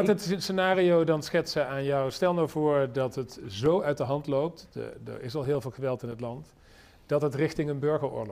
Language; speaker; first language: Dutch; native; Dutch